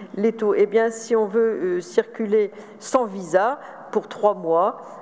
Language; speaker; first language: French; native; French